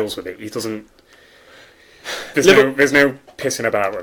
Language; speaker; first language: English; native; English